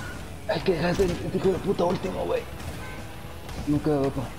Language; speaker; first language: Spanish; native; Spanish